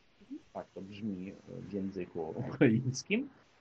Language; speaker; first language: Polish; non-native, fluent; Ukrainian